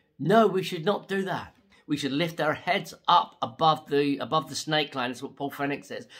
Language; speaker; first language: English; native; English